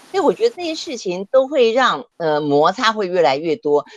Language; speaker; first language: Chinese; native; Chinese